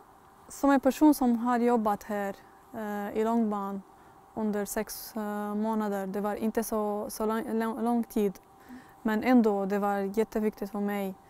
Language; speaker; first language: Swedish; non-native, fluent; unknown